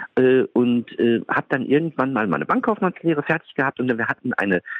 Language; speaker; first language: German; native; German